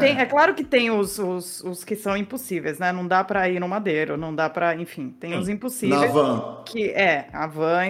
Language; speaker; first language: Portuguese; native; Portuguese